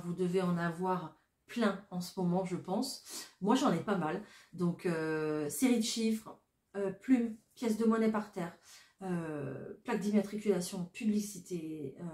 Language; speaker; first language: French; native; French